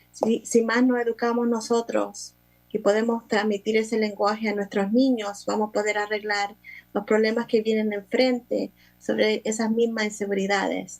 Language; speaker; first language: Spanish; early bilingual, other home language; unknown